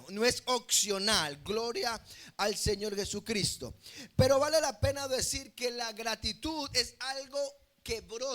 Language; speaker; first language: Spanish; native; Spanish